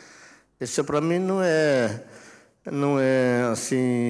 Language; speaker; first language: Portuguese; non-native, local second language; Yanomámi